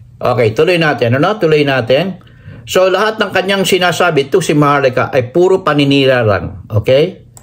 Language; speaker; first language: Filipino; native; Filipino